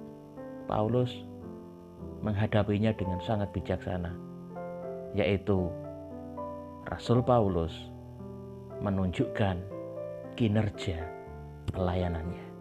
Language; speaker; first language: Indonesian; native; Indonesian